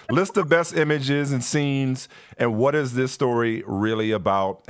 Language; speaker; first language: English; native; English